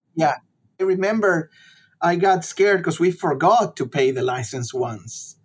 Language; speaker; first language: English; non-native, fluent; Spanish